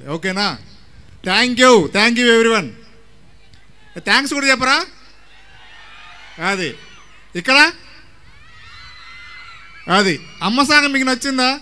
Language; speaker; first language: Telugu; native; Telugu